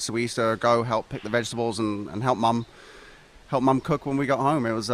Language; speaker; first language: English; native; English